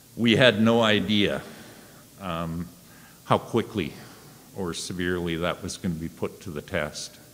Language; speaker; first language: English; native; English